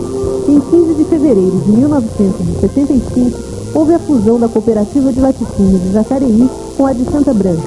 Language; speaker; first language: Portuguese; native; Portuguese